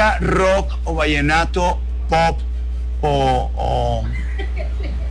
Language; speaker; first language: Spanish; native; Spanish